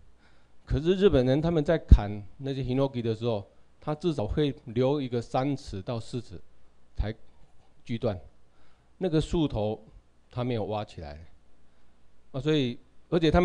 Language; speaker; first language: Chinese; non-native, local second language; Min Nan Chinese